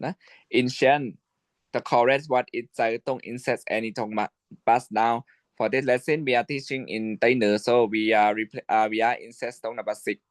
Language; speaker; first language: English; non-native, learner; Shan